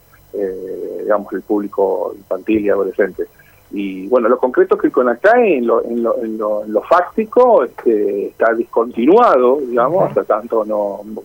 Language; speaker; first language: Spanish; native; Spanish